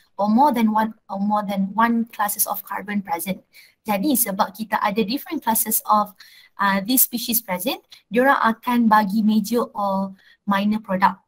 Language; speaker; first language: English; non-native, local second language; Malay